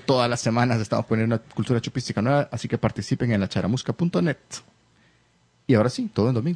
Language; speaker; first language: Spanish; native; Spanish